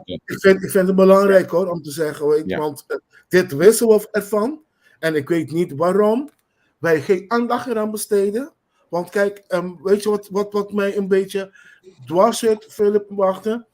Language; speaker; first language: Dutch; non-native, local second language; Papiamento